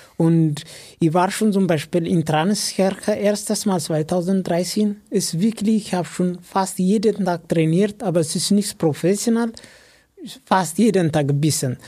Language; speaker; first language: German; non-native, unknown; Amharic